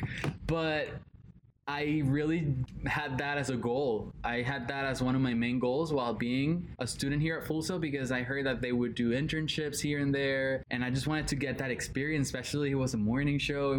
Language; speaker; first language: English; non-native, fluent; Spanish